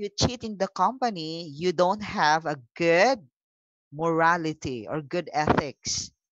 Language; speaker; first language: English; non-native, local second language; Filipino